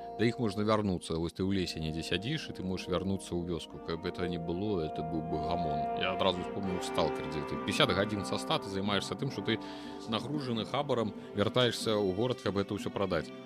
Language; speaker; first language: Belarusian; non-native, local second language; Russian